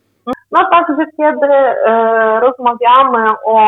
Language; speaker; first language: Polish; non-native, fluent; Ukrainian